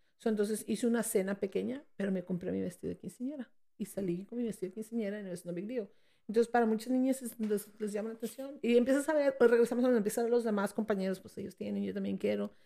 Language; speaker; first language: Spanish; early bilingual, heritage; Spanish